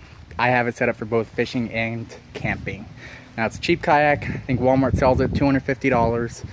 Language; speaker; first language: English; native; English